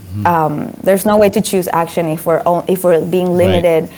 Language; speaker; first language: English; non-native, fluent; Spanish